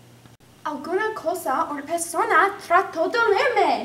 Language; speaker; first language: Spanish; non-native, learner; English